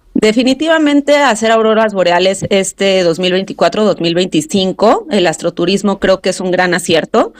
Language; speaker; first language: Spanish; native; Spanish